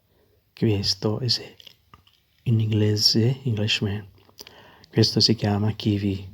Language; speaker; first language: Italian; non-native, learner; Urdu